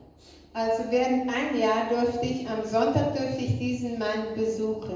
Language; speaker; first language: German; non-native, fluent; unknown